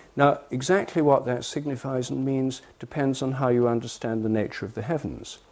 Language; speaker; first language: English; native; English